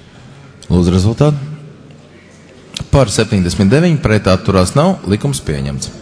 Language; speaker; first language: Latvian; native; Latvian